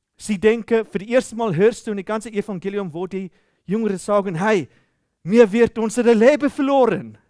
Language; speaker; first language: German; non-native, fluent; Afrikaans